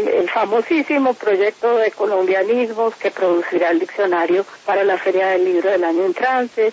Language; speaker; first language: Spanish; native; Spanish